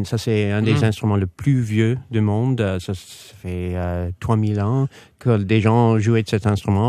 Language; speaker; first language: French; non-native, fluent; English